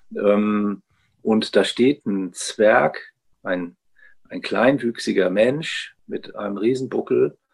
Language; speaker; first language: German; early bilingual, heritage; Greek